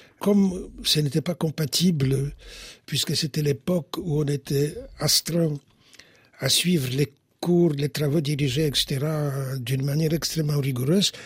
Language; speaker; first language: French; non-native, fluent; Polish